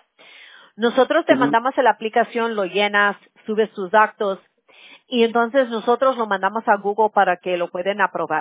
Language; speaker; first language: Spanish; early bilingual, other home language; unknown